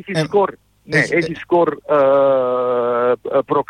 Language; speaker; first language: Greek; non-native, fluent; Serbian